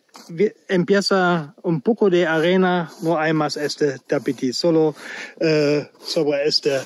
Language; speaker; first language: Spanish; non-native, learner; German